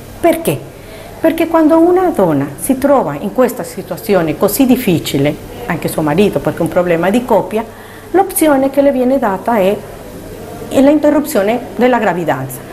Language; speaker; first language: Italian; non-native, fluent; Spanish